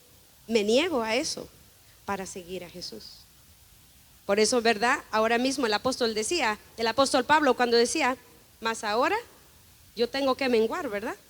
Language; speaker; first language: Spanish; native; Spanish